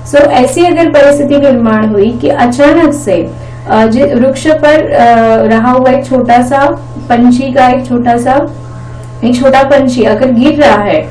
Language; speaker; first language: Hindi; non-native, local second language; Marathi